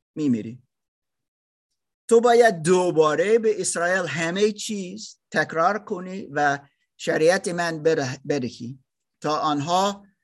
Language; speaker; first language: Persian; non-native, learner; German